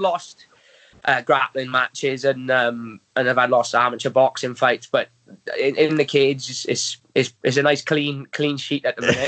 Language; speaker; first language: English; native; English